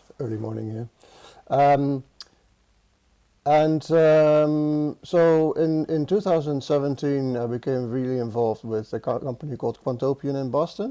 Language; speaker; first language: English; non-native, fluent; Dutch